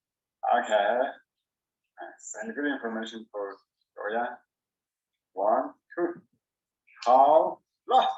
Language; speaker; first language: English; non-native, learner; Chinese